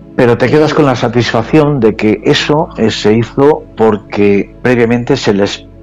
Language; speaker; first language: Spanish; native; Spanish